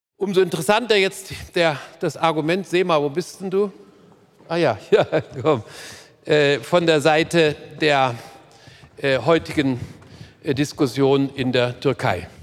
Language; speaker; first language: German; native; German